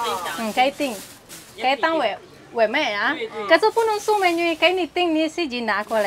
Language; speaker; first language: Chinese; non-native, fluent; Indonesian